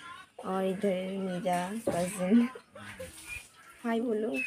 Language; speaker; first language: Hindi; non-native, local second language; Kok Borok